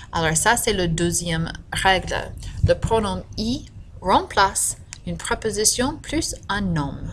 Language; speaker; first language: French; non-native, fluent; English